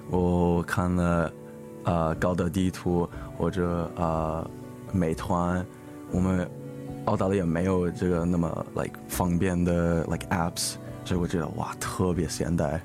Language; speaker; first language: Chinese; early bilingual, heritage; English